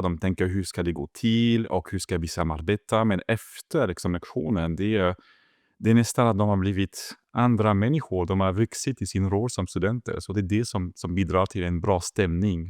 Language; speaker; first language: Swedish; non-native, fluent; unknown